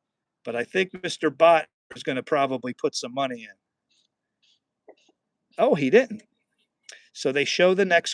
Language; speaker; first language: English; native; English